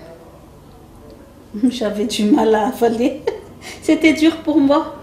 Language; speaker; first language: French; non-native, local second language; Malagasy